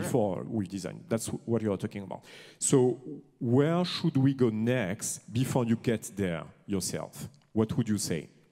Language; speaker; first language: English; non-native, fluent; French